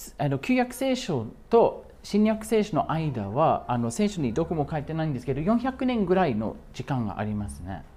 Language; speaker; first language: Japanese; non-native, fluent; English